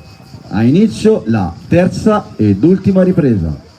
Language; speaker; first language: Italian; native; Italian